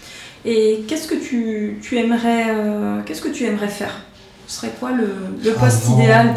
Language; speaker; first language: French; native; French